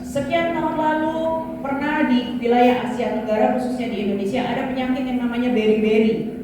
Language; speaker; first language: Indonesian; native; Indonesian